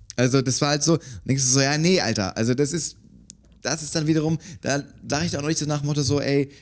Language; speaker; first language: German; native; German